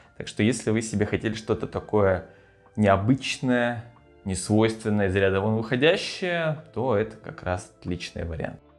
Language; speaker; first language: Russian; native; Russian